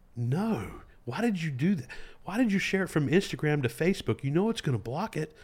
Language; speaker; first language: English; native; English